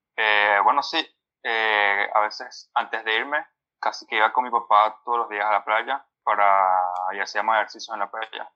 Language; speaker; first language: Spanish; native; Spanish